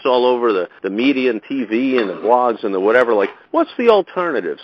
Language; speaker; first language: English; native; English